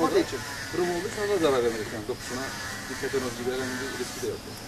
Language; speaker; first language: Turkish; native; Turkish